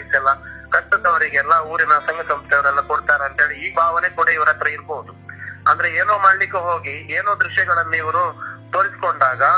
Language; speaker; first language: Kannada; non-native, local second language; Tulu